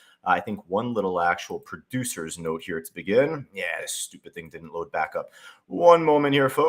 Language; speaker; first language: English; native; English